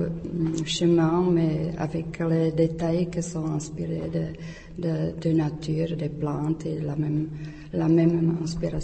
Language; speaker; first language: French; non-native, learner; Czech